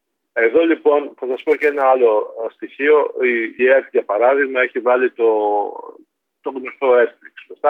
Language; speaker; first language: Greek; native; Greek